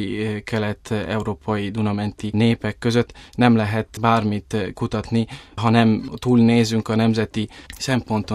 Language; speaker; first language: Hungarian; early bilingual, heritage; Italian